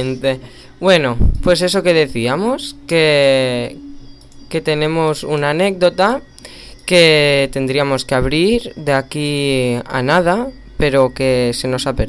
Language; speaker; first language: Spanish; native; Spanish